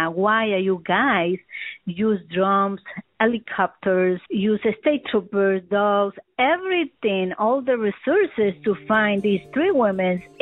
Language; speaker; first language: English; non-native, learner; Spanish